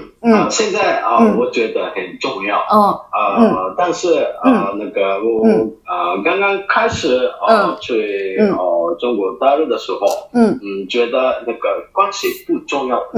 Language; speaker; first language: Chinese; non-native, fluent; Japanese